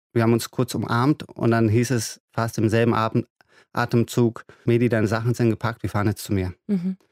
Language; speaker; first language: German; native; German